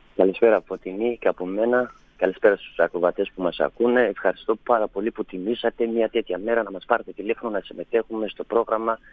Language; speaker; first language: Greek; non-native, fluent; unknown